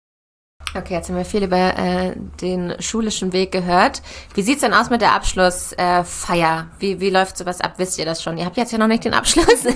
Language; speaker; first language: German; native; German